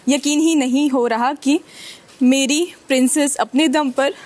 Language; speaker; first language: Hindi; native; Hindi